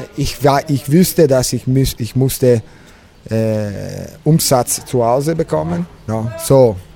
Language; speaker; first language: German; non-native, local second language; Italian